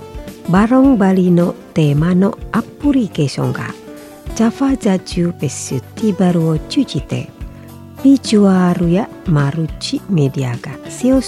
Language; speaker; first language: Japanese; non-native, fluent; Indonesian